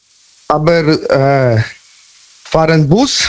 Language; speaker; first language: German; non-native, learner; Polish